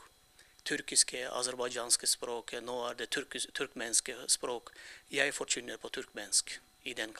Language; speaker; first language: Norwegian; non-native, fluent; Turkmen